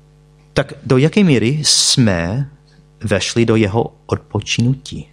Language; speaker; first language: Czech; non-native, fluent; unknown